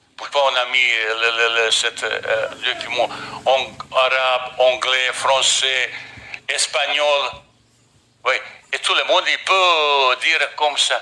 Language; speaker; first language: French; non-native, fluent; Bosnian